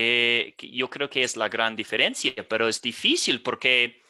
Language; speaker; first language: Spanish; non-native, fluent; English